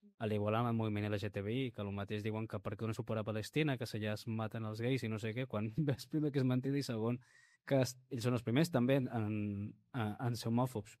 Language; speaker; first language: Catalan; early bilingual, other home language; Spanish